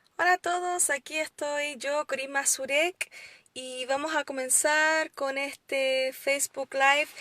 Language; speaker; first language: Spanish; non-native, fluent; English